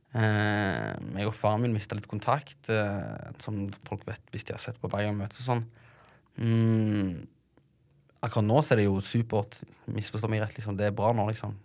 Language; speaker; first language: Norwegian; early bilingual, other home language; Tigrinya